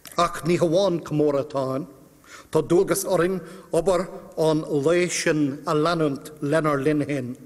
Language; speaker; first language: Irish; non-native, local second language; English